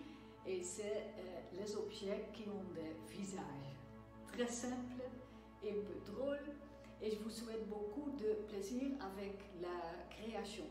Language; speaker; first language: French; non-native, fluent; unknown